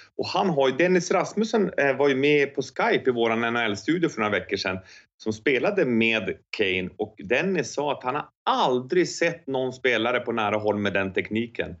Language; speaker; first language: Swedish; native; Swedish